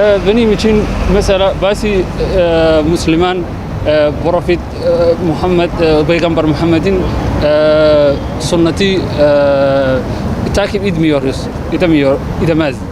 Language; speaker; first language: Turkish; non-native, learner; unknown